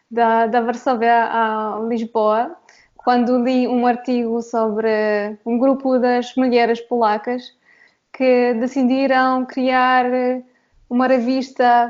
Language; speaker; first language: Portuguese; non-native, fluent; Polish